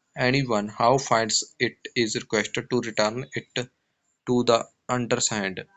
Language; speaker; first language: English; non-native, local second language; Punjabi